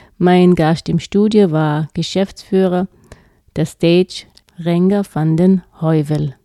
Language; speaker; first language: German; native; German